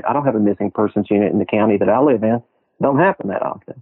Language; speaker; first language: English; native; English